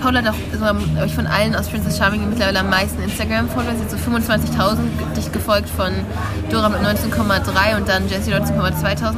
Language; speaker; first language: German; native; German